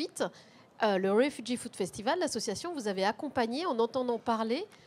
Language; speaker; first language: French; native; French